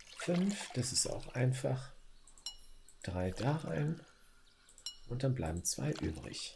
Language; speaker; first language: German; native; German